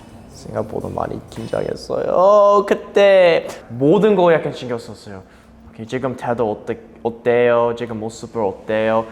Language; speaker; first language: Korean; non-native, learner; English